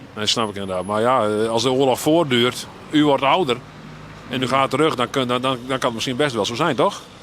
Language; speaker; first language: Dutch; non-native, local second language; Western Frisian